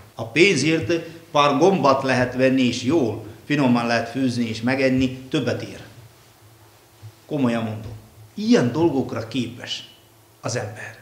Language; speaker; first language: Hungarian; non-native, fluent; Malayalam